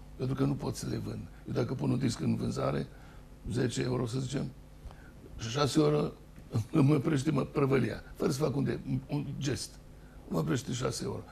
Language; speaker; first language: Romanian; native; Romanian